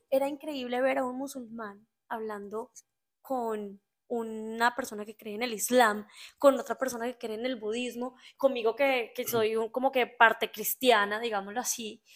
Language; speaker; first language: Spanish; native; Spanish